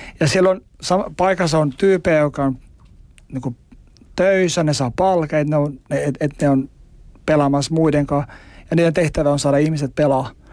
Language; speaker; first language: Finnish; non-native, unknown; Albanian